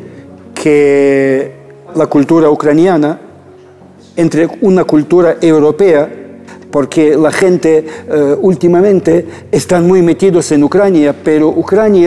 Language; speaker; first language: Spanish; non-native, fluent; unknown